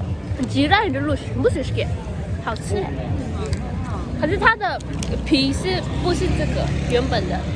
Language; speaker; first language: Chinese; non-native, learner; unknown